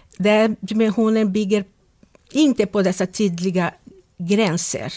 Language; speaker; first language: Swedish; non-native, fluent; Portuguese